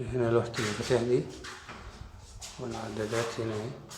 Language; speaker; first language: Arabic; native; Arabic